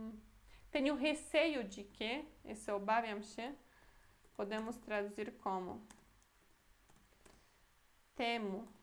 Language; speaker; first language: Portuguese; non-native, fluent; Polish